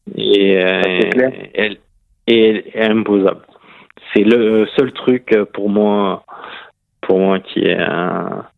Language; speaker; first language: French; native; French